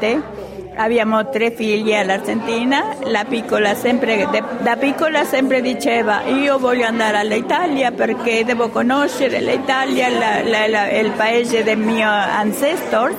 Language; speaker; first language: Italian; non-native, fluent; Spanish